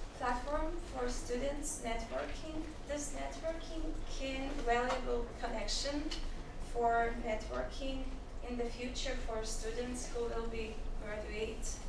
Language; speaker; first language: English; non-native, learner; Ukrainian